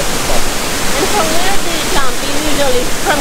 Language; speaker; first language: English; non-native, fluent; Romanian